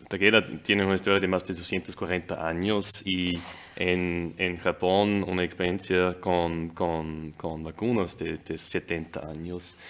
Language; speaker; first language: Spanish; non-native, fluent; German